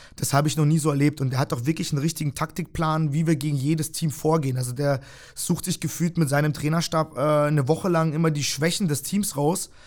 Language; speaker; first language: German; early bilingual, other home language; Russian